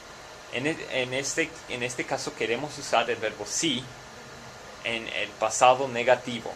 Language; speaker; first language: Spanish; non-native, fluent; English